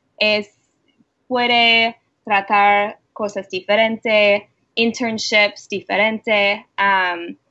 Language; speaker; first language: Spanish; non-native, learner; English